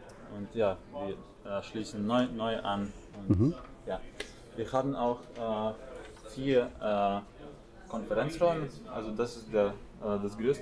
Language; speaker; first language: German; non-native, fluent; Latvian